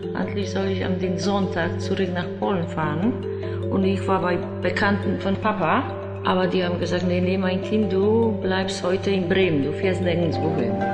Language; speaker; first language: German; non-native, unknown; Polish